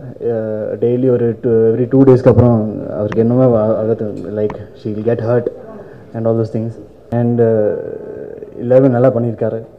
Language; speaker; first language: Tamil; non-native, fluent; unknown